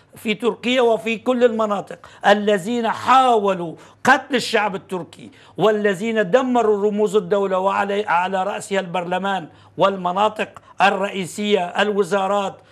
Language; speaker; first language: Arabic; non-native, fluent; Turkish